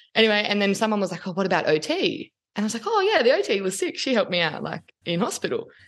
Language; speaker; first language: English; native; English